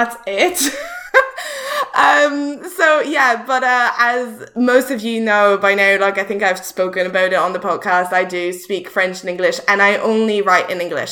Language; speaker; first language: English; non-native, fluent; French